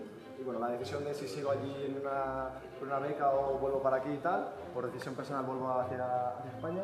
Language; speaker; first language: Spanish; native; Spanish